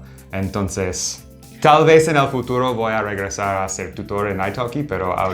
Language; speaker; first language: Spanish; non-native, fluent; English